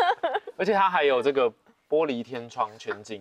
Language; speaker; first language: Chinese; native; Chinese